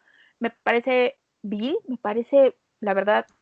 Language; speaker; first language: Spanish; native; Spanish